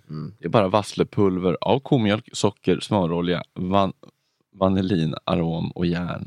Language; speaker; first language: Swedish; native; Swedish